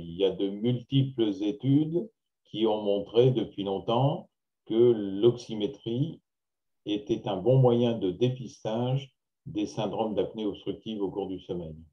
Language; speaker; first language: French; native; French